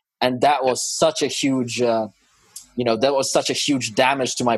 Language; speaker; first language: English; non-native, fluent; Polish